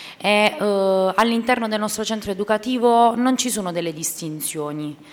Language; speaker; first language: Italian; native; Italian